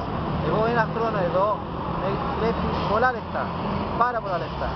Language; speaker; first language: Greek; non-native, learner; Spanish